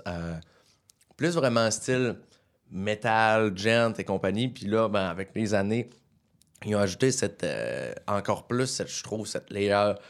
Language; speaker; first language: French; native; French